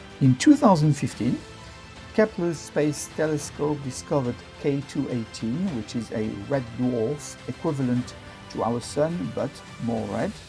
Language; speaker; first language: English; non-native, fluent; French